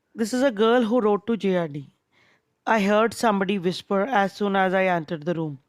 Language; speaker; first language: English; non-native, local second language; Punjabi